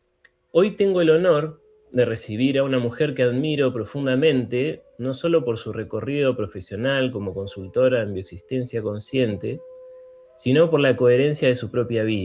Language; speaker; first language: Spanish; native; Spanish